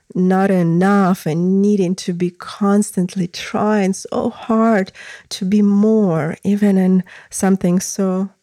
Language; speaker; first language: English; non-native, fluent; Russian